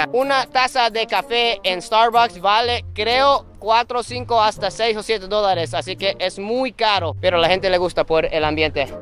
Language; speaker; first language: Spanish; non-native, fluent; Japanese